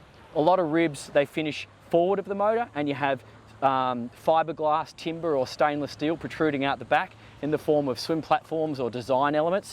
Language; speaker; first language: English; native; English